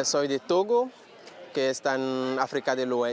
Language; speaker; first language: Spanish; non-native, learner; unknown